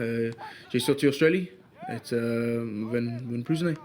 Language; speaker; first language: French; non-native, learner; English